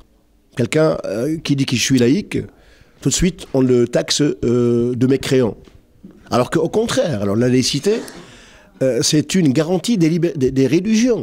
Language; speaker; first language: French; non-native, local second language; Arabic